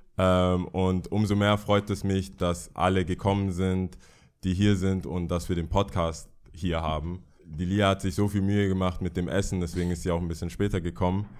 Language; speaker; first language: German; early bilingual, other home language; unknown